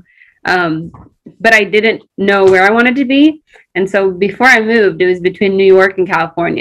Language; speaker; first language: English; early bilingual, other home language; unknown